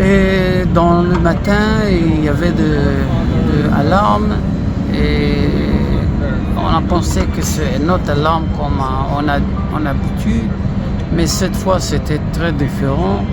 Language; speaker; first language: French; non-native, learner; Hebrew